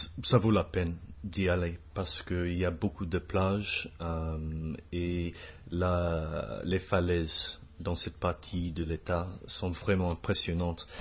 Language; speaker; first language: French; non-native, fluent; English